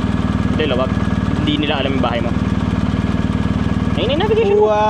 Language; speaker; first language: Filipino; native; Filipino